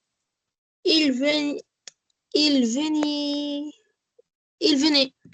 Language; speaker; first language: French; non-native, learner; Arabic